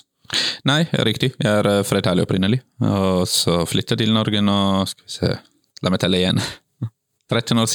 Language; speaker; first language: Norwegian; non-native, fluent; Italian